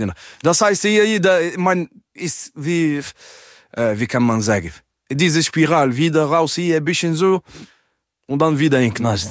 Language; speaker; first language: German; non-native, learner; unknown